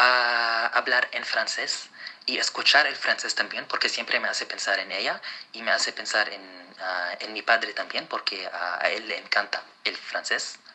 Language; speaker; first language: Spanish; non-native, fluent; Arabic